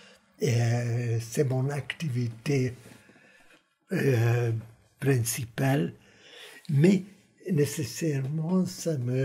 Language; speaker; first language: French; non-native, fluent; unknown